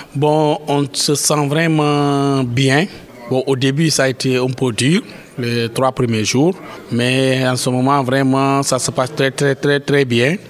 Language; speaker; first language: French; non-native, local second language; Fula